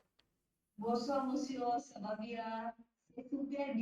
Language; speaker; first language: French; non-native, learner; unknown